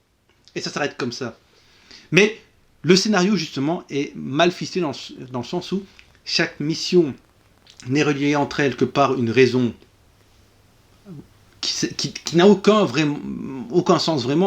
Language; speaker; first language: French; native; French